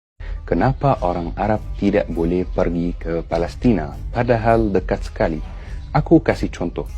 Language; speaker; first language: Indonesian; non-native, fluent; Arabic